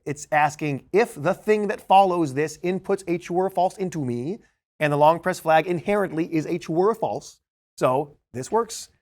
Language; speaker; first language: English; native; English